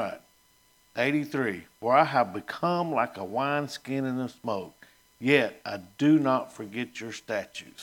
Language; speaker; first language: English; native; English